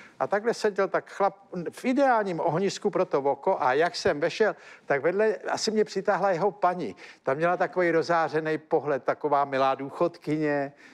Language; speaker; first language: Czech; native; Czech